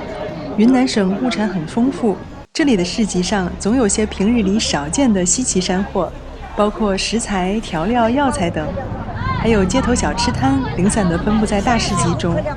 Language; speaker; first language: Chinese; native; Chinese